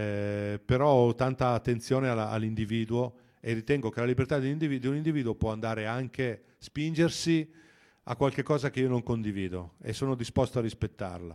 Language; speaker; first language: Italian; native; Italian